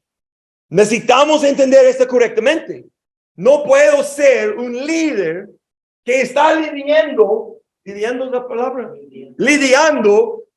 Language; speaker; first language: Spanish; non-native, fluent; English